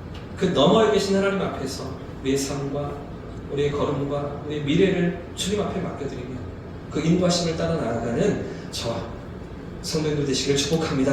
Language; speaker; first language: Korean; native; Korean